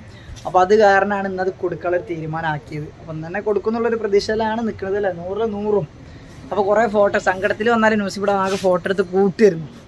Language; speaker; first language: Malayalam; native; Malayalam